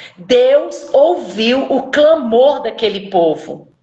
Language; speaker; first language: Portuguese; native; Portuguese